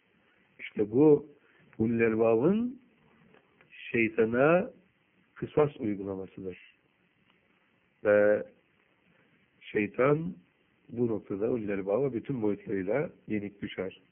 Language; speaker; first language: Turkish; native; Turkish